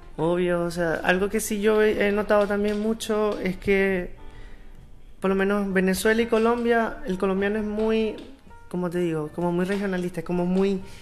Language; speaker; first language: Spanish; native; Spanish